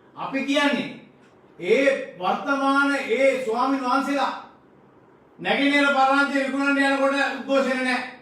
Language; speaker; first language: Sinhala; non-native, local second language; Tamil